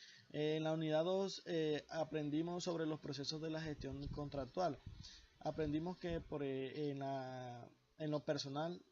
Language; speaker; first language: Spanish; native; Spanish